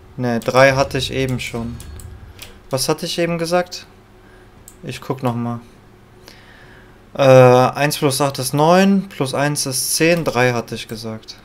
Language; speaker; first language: German; native; German